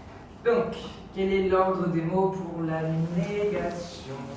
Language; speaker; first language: French; non-native, fluent; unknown